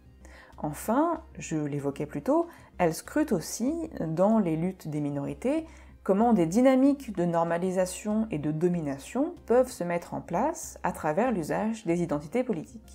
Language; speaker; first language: French; native; French